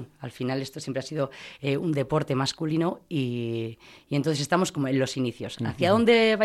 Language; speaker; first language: Spanish; native; Spanish